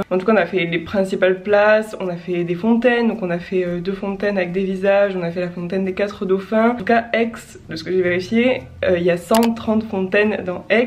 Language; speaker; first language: French; native; French